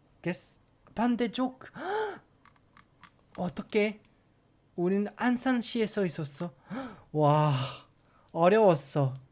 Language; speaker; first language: Korean; non-native, learner; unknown